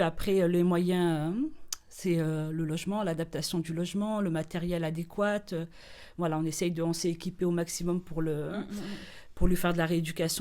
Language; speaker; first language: French; native; French